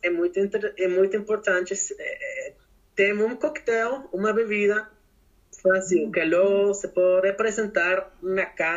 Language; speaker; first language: Portuguese; non-native, learner; Spanish